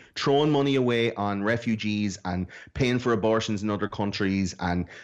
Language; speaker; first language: English; native; English